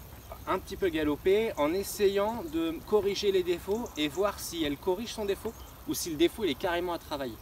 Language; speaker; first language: French; native; French